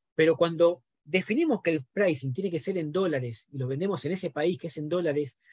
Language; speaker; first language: Spanish; native; Spanish